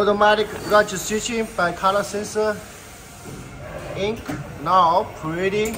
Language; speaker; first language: English; non-native, learner; Chinese